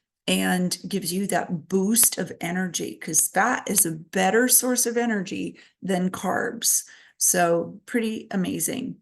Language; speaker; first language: English; native; English